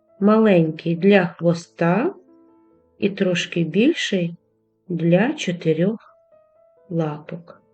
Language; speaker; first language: Ukrainian; native; Ukrainian